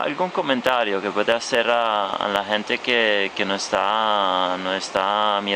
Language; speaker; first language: Spanish; non-native, fluent; Italian